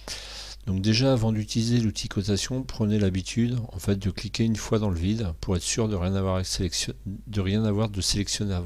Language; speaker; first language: French; native; French